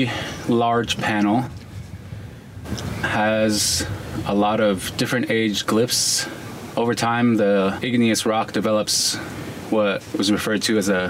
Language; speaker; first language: English; native; English